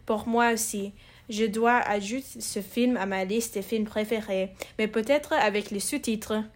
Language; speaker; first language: French; non-native, learner; English